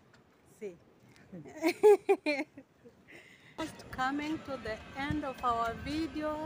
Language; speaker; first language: English; non-native, learner; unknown